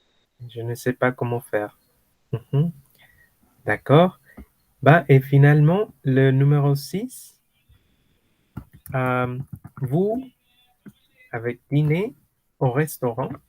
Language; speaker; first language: French; non-native, fluent; Spanish